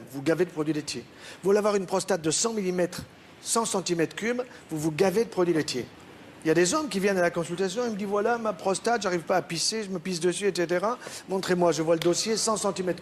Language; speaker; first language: French; native; French